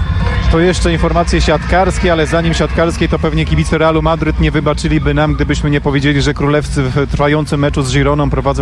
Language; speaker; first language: Polish; native; Polish